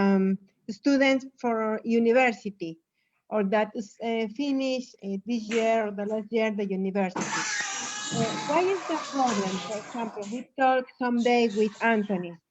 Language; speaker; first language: English; non-native, learner; Spanish